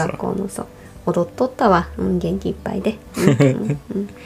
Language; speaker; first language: Japanese; native; Japanese